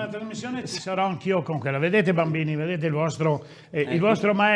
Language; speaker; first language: Italian; native; Italian